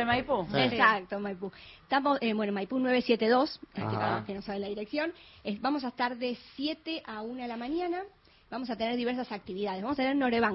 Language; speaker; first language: Spanish; native; Spanish